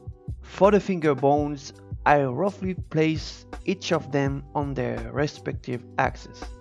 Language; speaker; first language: English; non-native, fluent; French